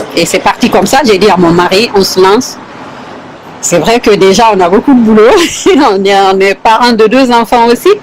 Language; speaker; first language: French; non-native, local second language; Fula